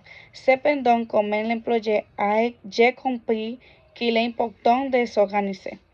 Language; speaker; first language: French; non-native, learner; Spanish